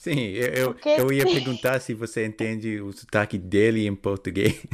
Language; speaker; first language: Portuguese; non-native, fluent; English